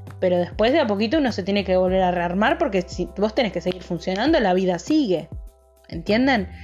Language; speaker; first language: Spanish; native; Spanish